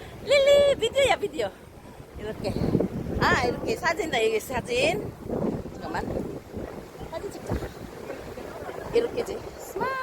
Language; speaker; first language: Korean; non-native, learner; Filipino